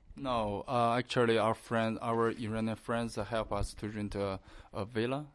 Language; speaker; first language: English; non-native, learner; Chinese